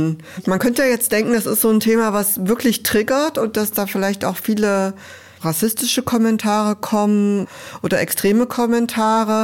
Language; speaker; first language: German; native; German